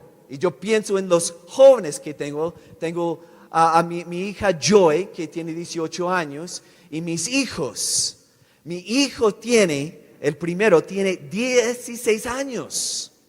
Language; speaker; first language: Spanish; non-native, fluent; English